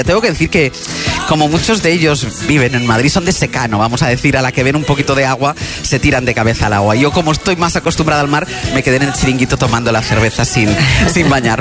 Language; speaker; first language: Spanish; native; Spanish